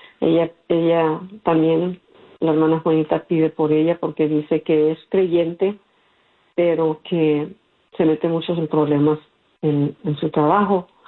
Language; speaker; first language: Spanish; early bilingual, heritage; Spanish